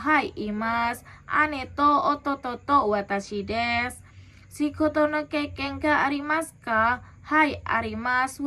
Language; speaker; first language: Japanese; non-native, learner; Indonesian